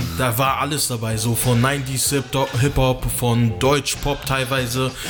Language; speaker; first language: German; early bilingual, other home language; Portuguese